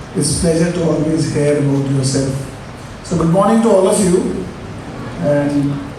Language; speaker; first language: English; non-native, local second language; Hindi